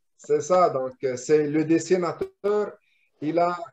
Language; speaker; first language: French; non-native, local second language; Arabic